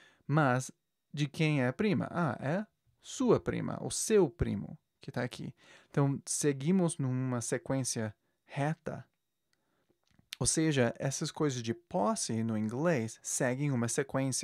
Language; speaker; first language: Portuguese; non-native, fluent; English